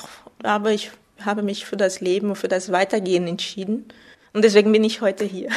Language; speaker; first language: German; non-native, fluent; Portuguese